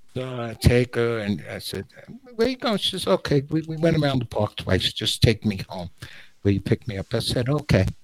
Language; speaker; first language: English; native; English